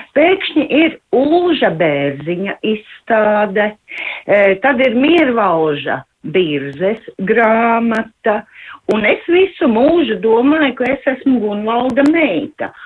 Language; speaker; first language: Latvian; native; Latvian